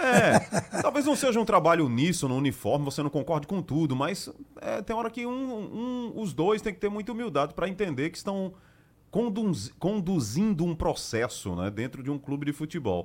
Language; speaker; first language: Portuguese; native; Portuguese